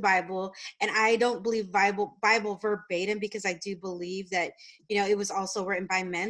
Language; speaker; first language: English; native; English